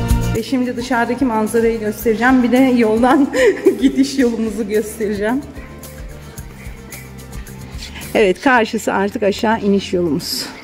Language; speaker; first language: Turkish; native; Turkish